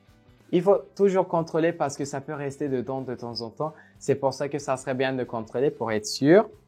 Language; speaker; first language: French; non-native, fluent; Turkish